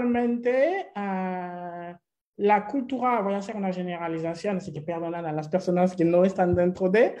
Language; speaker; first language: Spanish; non-native, fluent; French